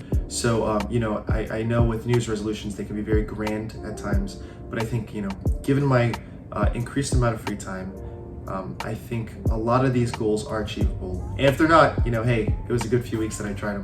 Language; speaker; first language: English; early bilingual, other home language; Chinese